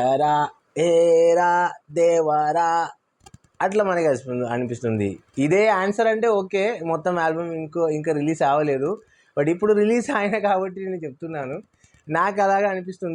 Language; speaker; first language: Telugu; non-native, learner; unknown